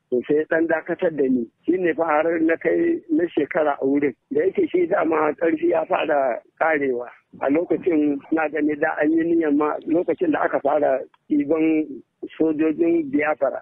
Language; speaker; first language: Hausa; native; Hausa